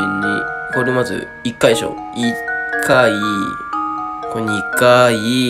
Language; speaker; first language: Japanese; native; Japanese